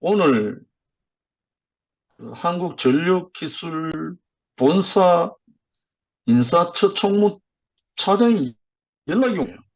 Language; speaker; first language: Korean; native; Korean